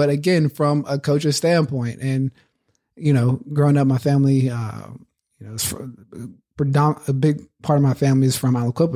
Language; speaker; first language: English; native; English